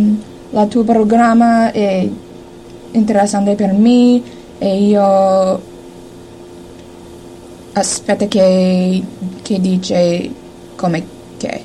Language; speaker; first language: Italian; non-native, learner; English